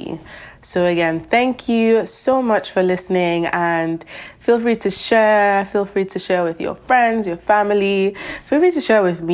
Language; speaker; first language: English; non-native, local second language; Yoruba